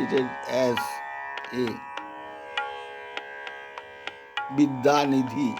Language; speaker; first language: English; non-native, local second language; Bangla